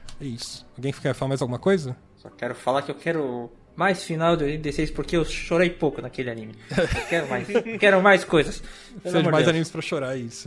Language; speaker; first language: Portuguese; native; Portuguese